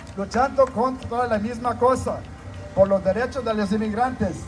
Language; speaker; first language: Spanish; early bilingual, heritage; Spanish